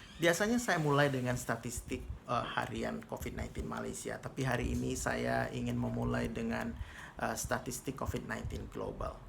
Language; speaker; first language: Indonesian; native; Indonesian